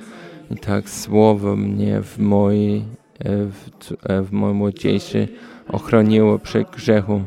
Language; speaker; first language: Polish; early bilingual, heritage; Polish